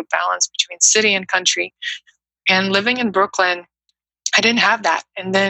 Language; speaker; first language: English; non-native, fluent; Russian